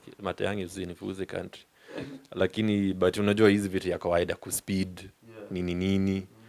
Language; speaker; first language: Swahili; non-native, fluent; English